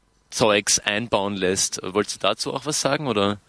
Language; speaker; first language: German; native; German